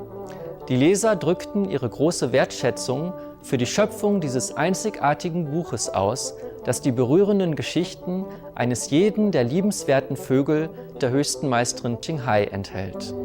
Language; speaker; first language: German; native; German